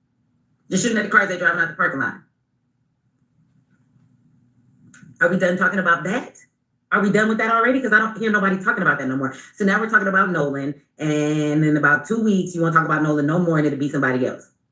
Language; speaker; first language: English; native; English